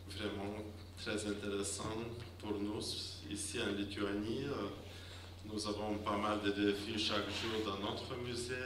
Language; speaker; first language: French; non-native, fluent; Lithuanian